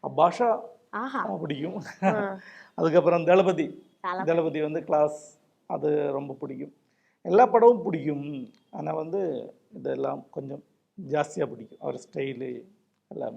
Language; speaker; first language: Tamil; non-native, local second language; Malayalam